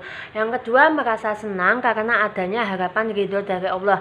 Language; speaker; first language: Indonesian; native; Indonesian